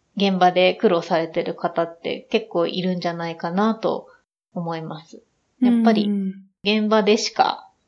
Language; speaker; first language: Japanese; native; Japanese